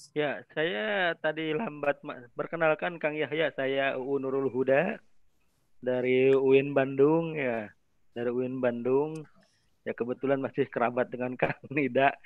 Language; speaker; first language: Indonesian; native; Indonesian